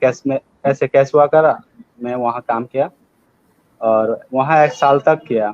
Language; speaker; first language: Hindi; non-native, learner; Rohingya